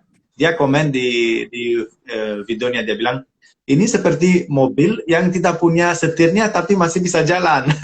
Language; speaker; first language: Indonesian; non-native, fluent; Romanian